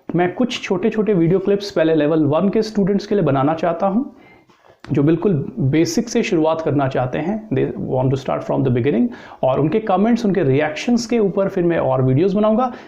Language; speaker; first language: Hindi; native; Hindi